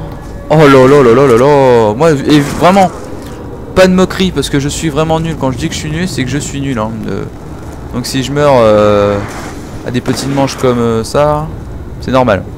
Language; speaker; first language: French; native; French